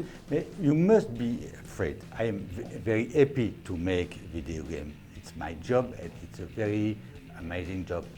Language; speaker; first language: English; non-native, learner; French